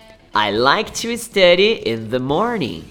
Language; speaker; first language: English; non-native, fluent; Portuguese